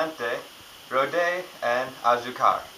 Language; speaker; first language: Spanish; non-native, learner; English